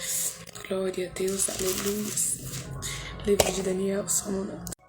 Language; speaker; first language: Portuguese; native; Portuguese